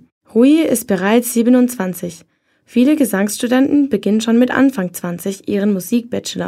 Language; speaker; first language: German; native; German